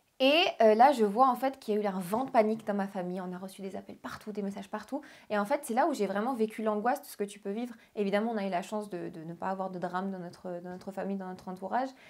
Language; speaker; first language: French; early bilingual, other home language; Arabic